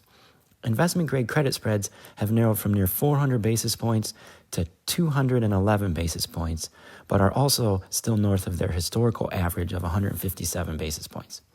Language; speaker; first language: English; native; English